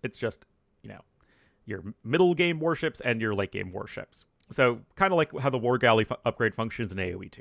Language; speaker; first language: English; native; English